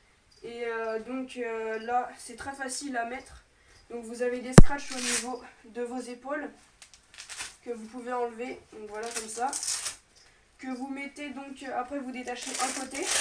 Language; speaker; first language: French; native; French